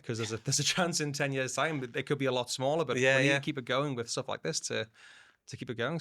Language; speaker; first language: English; native; English